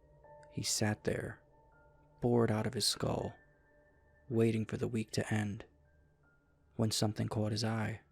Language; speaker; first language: English; native; English